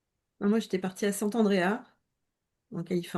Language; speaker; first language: French; native; French